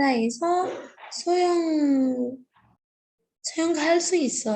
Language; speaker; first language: Korean; non-native, learner; Arabic